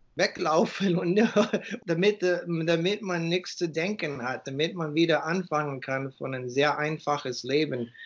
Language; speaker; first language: German; early bilingual, heritage; German